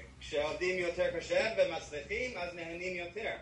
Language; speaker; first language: Hebrew; non-native, fluent; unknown